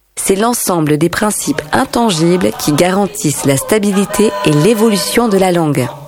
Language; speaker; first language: French; native; French